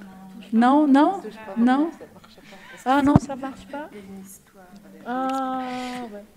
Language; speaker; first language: French; non-native, learner; Portuguese